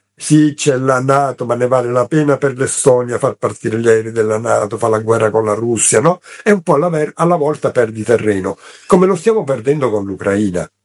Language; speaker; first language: Italian; native; Italian